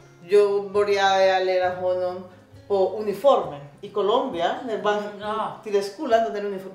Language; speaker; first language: Swedish; non-native, learner; Spanish